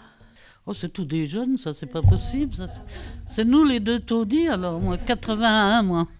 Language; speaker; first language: French; native; French